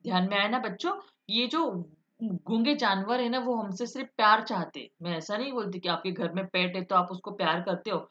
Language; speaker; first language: Hindi; non-native, local second language; Marathi